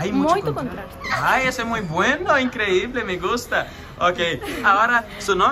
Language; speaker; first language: Spanish; non-native, learner; Portuguese